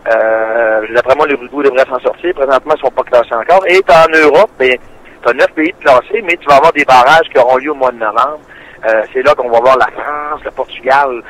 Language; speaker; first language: French; native; French